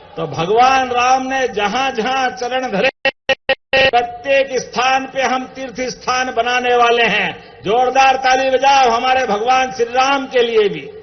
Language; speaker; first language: Hindi; native; Hindi